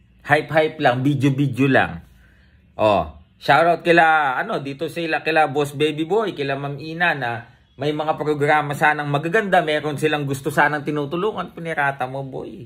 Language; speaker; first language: Filipino; native; Filipino